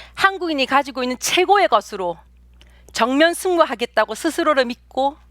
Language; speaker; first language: Korean; native; Korean